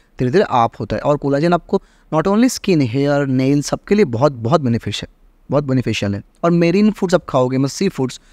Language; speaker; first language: Hindi; native; Hindi